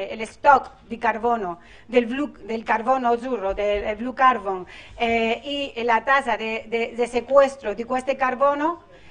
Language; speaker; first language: Italian; non-native, learner; Spanish